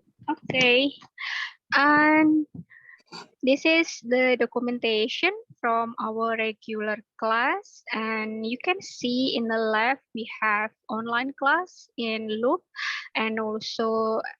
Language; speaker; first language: English; non-native, learner; Indonesian